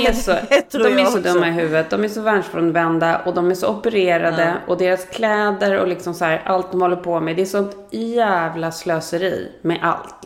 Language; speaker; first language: Swedish; native; Swedish